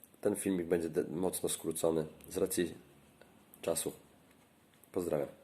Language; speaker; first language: Polish; native; Polish